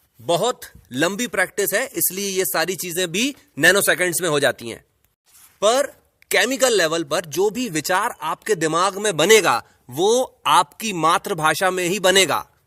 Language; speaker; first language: Hindi; native; Hindi